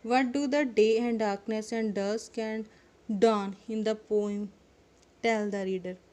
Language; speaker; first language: English; non-native, local second language; Punjabi